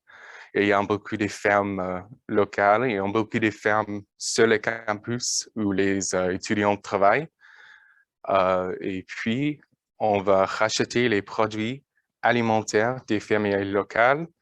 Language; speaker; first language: French; non-native, learner; English